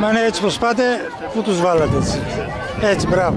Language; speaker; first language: Greek; native; Greek